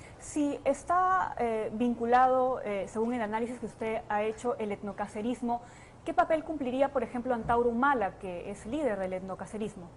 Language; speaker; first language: Spanish; native; Spanish